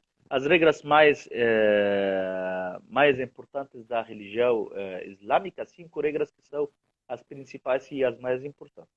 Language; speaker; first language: Portuguese; non-native, fluent; Arabic